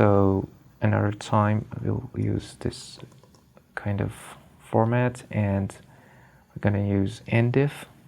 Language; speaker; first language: English; non-native, fluent; Persian